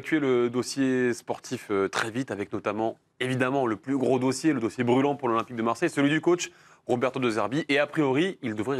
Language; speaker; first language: French; native; French